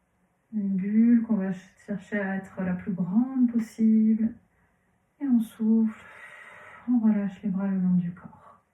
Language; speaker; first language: French; native; French